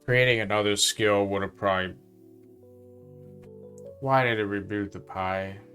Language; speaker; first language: English; native; English